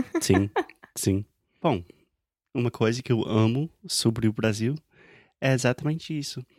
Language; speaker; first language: Portuguese; non-native, fluent; English